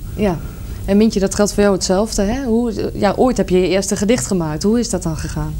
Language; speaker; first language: Dutch; native; Dutch